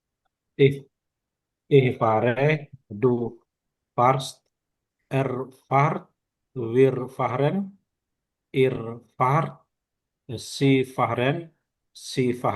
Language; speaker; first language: German; non-native, learner; Indonesian